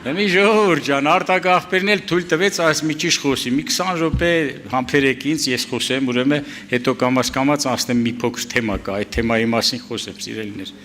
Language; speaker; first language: Armenian; native; Armenian